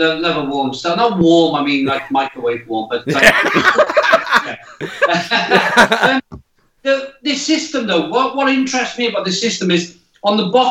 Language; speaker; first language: English; native; English